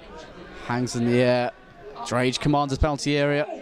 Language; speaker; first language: English; native; English